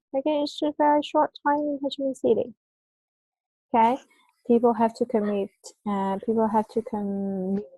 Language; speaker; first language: English; non-native, fluent; Vietnamese